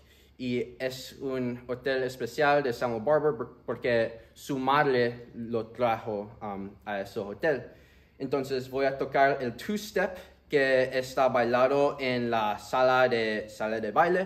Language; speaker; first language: Spanish; early bilingual, heritage; Spanish